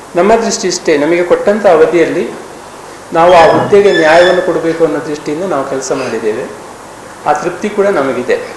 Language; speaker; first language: Kannada; native; Kannada